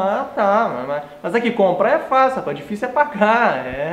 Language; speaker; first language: Portuguese; native; Portuguese